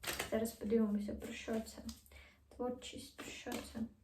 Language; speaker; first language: Ukrainian; non-native, local second language; Russian